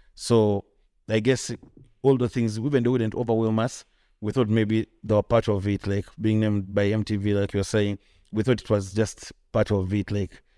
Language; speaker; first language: English; non-native, local second language; Ganda